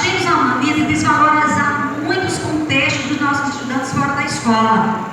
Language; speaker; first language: Portuguese; native; Portuguese